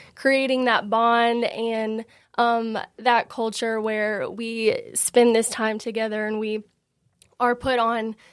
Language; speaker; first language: English; native; English